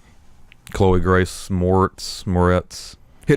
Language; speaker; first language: English; native; English